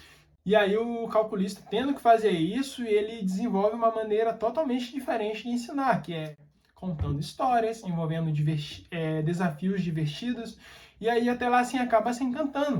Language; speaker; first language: Portuguese; native; Portuguese